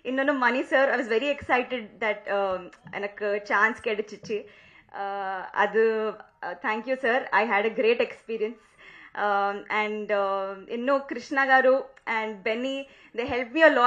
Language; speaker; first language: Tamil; non-native, learner; Telugu